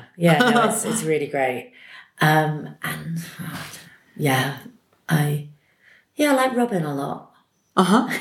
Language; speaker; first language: English; native; English